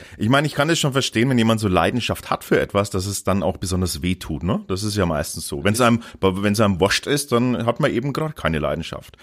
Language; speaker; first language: German; native; German